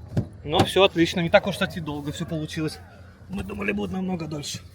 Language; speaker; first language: Russian; native; Russian